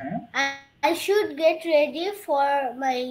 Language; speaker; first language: English; non-native, learner; Bangla